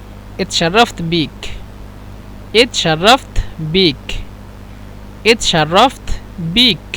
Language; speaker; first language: Arabic; non-native, fluent; Bangla